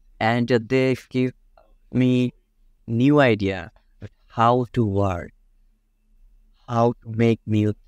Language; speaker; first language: English; non-native, local second language; Bangla